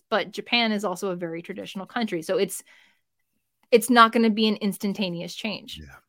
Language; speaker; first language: English; native; English